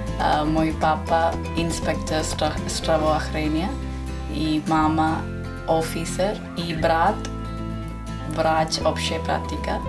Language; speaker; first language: Russian; non-native, learner; Malayalam